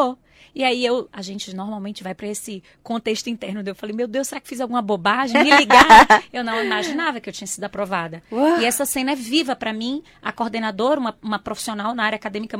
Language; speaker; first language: Portuguese; native; Portuguese